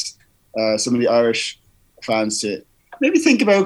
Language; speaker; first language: English; native; English